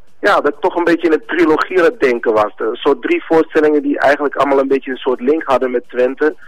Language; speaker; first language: Dutch; early bilingual, other home language; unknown